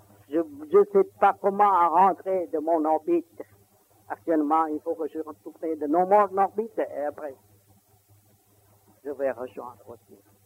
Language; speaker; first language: French; non-native, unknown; Vietnamese